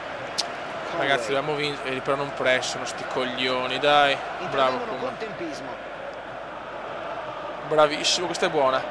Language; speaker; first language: Italian; native; Italian